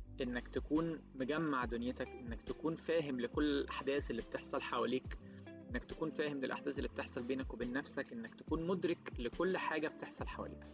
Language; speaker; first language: Arabic; native; Arabic